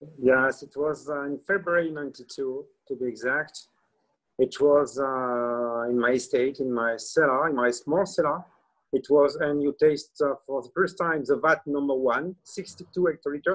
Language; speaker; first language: English; non-native, learner; French